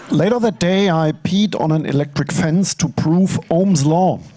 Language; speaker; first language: English; non-native, fluent; German